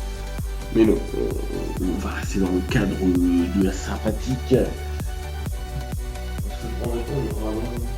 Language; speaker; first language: French; native; French